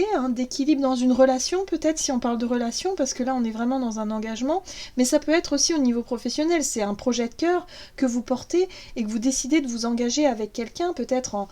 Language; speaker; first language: French; native; French